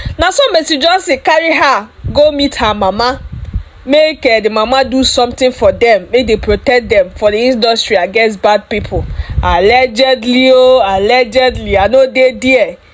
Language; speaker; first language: Nigerian Pidgin; non-native, local second language; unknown